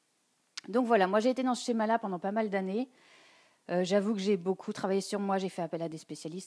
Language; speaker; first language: French; native; French